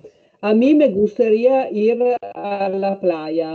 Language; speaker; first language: Spanish; non-native, learner; Italian